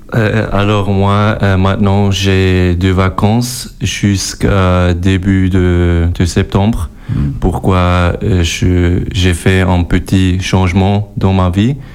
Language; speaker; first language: French; non-native, local second language; German